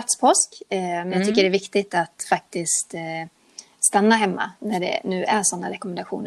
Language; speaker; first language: Swedish; native; Swedish